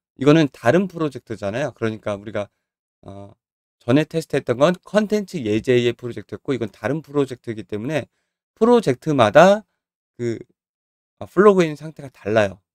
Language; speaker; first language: Korean; native; Korean